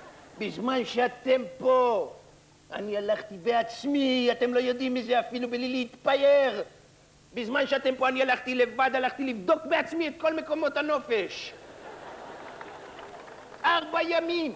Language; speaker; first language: Hebrew; native; Hebrew